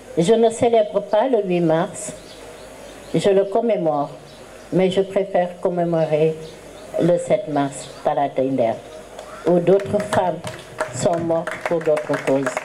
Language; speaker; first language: French; non-native, local second language; Wolof